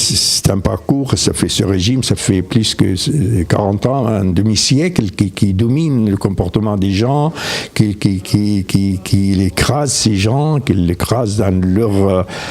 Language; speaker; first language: French; non-native, fluent; Arabic